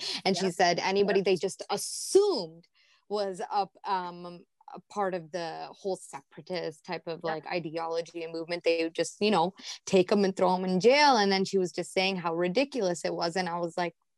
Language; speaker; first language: English; native; English